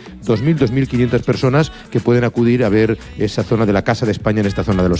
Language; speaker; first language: Spanish; native; Spanish